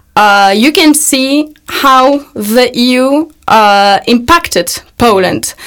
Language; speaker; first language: English; non-native, fluent; Polish